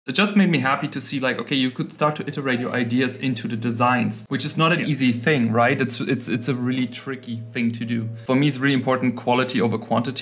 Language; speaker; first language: English; non-native, fluent; German